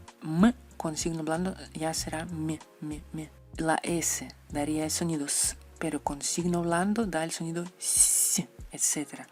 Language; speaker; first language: Spanish; non-native, fluent; Russian